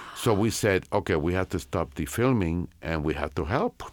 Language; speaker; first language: English; non-native, fluent; Spanish